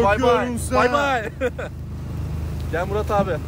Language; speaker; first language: Turkish; native; Turkish